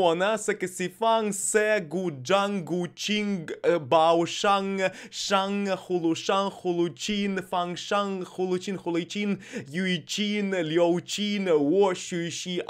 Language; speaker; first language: Chinese; non-native, learner; Russian